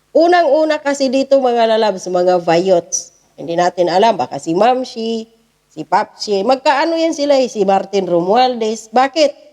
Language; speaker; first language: Filipino; non-native, local second language; Cebuano